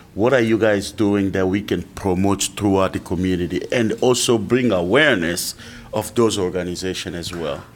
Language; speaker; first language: English; non-native, fluent; French